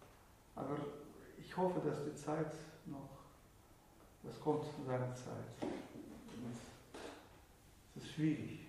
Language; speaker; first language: German; non-native, fluent; Russian